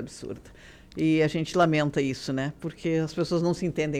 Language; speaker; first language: Portuguese; native; Portuguese